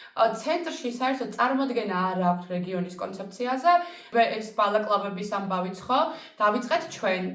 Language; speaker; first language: Georgian; native; Georgian